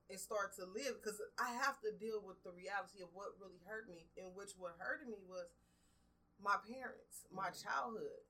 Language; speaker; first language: English; native; English